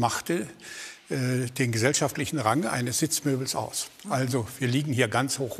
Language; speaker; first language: German; native; German